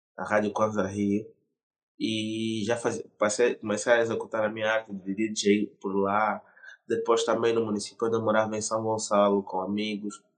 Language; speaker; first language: Portuguese; native; Portuguese